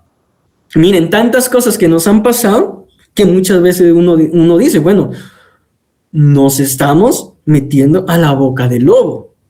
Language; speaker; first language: Spanish; native; Spanish